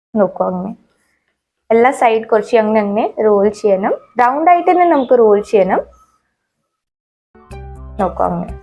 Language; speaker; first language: Malayalam; non-native, local second language; Hindi